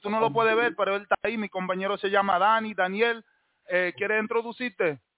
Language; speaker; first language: Spanish; early bilingual, heritage; Spanish